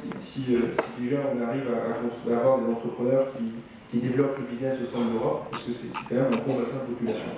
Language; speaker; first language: French; native; French